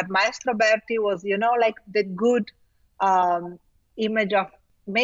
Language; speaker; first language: English; non-native, fluent; Italian